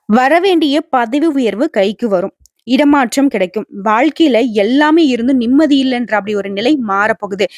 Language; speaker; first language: Tamil; native; Tamil